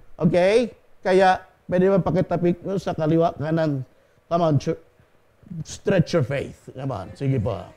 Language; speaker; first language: Filipino; non-native, local second language; Cebuano